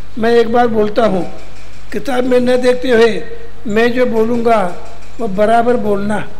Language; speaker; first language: Hindi; non-native, local second language; Kannada